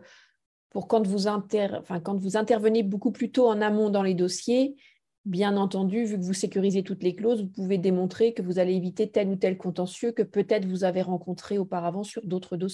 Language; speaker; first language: French; native; French